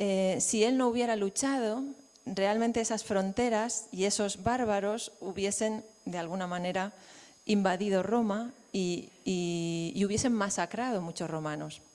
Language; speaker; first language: Spanish; native; Spanish